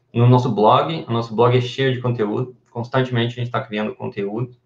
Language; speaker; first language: Portuguese; non-native, fluent; Spanish